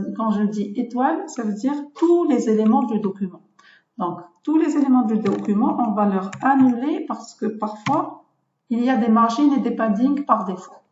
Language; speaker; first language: French; non-native, local second language; Arabic